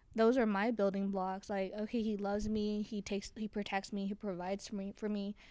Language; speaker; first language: English; early bilingual, other home language; Chinese